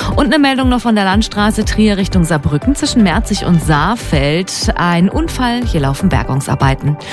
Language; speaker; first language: German; native; German